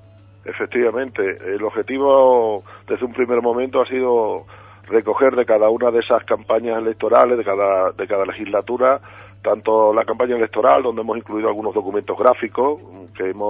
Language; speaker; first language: Spanish; native; Spanish